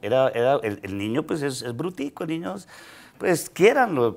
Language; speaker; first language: Spanish; native; Spanish